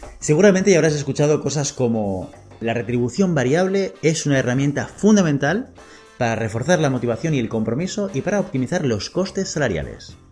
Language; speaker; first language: Spanish; native; Spanish